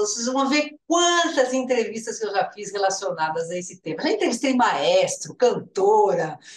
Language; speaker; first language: Portuguese; native; Portuguese